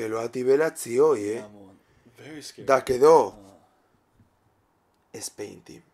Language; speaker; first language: Japanese; non-native, learner; Spanish